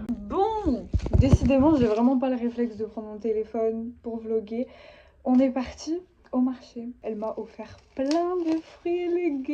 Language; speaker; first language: French; native; French